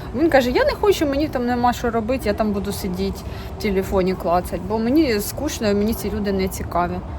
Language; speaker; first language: Ukrainian; non-native, local second language; Russian